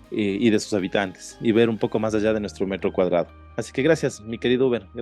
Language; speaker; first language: Spanish; native; Spanish